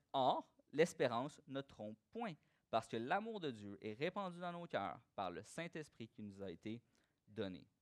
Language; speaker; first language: French; native; French